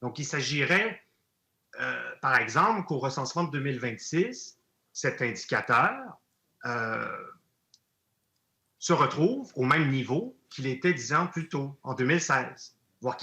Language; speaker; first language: French; native; French